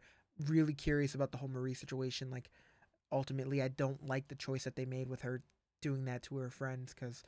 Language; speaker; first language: English; native; English